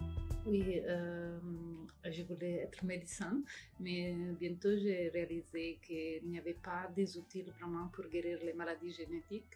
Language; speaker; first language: French; non-native, fluent; Italian